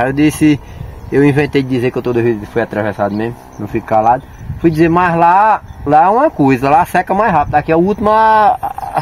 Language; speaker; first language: Portuguese; native; Portuguese